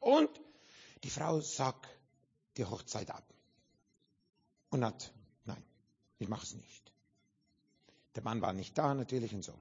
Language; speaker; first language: German; non-native, learner; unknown